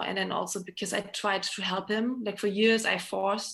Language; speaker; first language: English; non-native, fluent; German